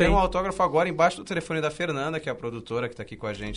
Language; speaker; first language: Portuguese; native; Portuguese